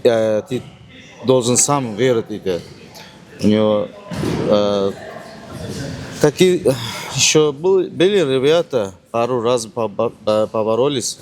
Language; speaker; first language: Russian; non-native, learner; Uzbek